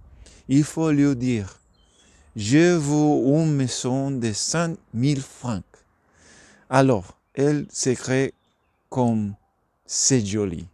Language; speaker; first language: French; non-native, learner; Spanish